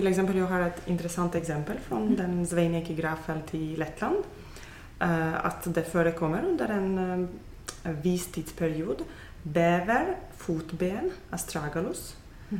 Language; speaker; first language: Swedish; non-native, fluent; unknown